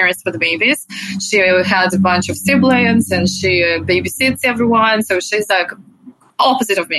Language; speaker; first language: English; non-native, fluent; Russian